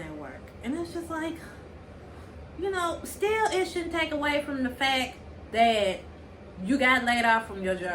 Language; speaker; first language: English; native; English